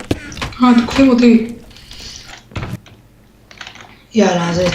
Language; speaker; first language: Hebrew; native; Hebrew